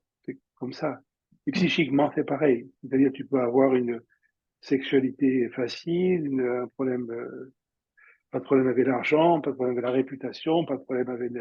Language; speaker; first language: French; native; French